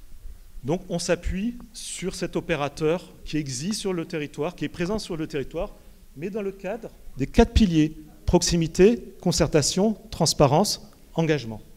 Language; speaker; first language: French; native; French